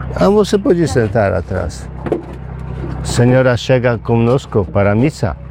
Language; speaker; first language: Polish; native; Polish